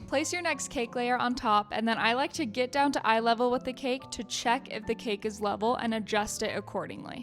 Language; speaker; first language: English; native; English